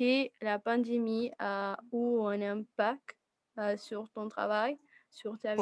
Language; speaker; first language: French; non-native, fluent; Spanish